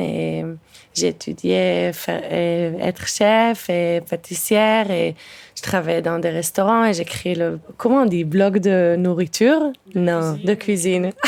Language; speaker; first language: French; early bilingual, heritage; Hebrew